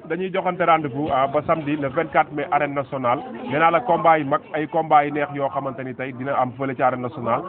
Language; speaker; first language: Wolof; native; Wolof